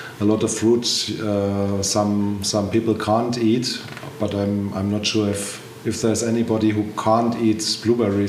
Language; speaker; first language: English; non-native, learner; German